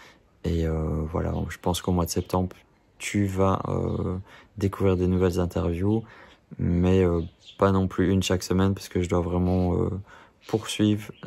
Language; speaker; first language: French; native; French